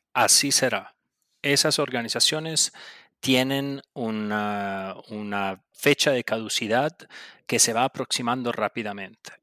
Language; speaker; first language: Spanish; non-native, local second language; Italian